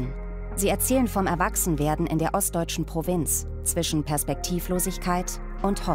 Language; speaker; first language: German; native; German